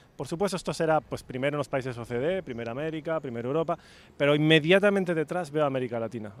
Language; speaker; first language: Spanish; native; Spanish